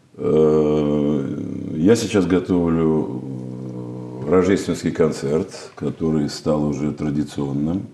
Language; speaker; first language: Russian; native; Russian